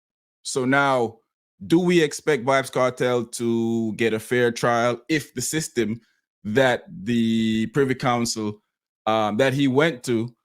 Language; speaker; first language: English; native; English